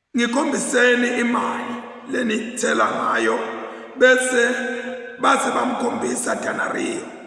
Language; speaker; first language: Zulu; non-native, local second language; Swati